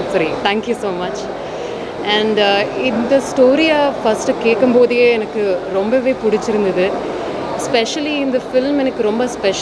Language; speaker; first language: Tamil; non-native, learner; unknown